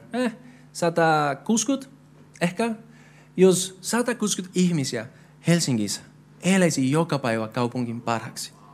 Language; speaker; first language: Finnish; non-native, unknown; Spanish